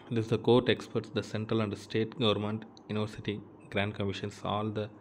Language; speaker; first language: English; non-native, local second language; Tamil